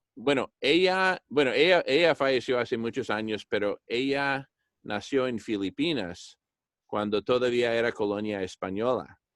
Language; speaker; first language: Spanish; early bilingual, other home language; English